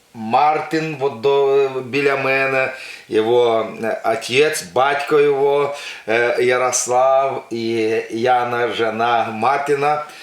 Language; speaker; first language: Ukrainian; non-native, local second language; Russian